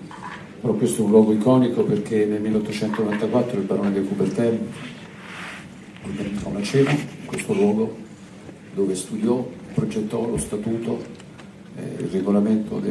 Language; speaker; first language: Italian; native; Italian